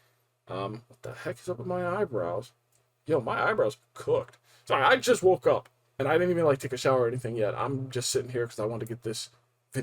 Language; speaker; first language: English; native; English